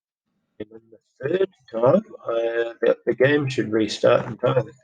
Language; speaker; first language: English; native; English